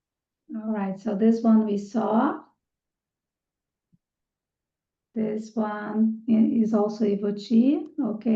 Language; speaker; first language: English; non-native, fluent; Portuguese